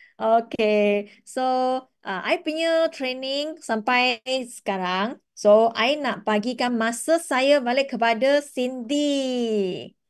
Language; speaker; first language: Malay; non-native, local second language; Chinese